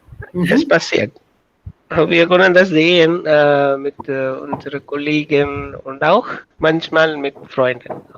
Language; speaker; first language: German; non-native, learner; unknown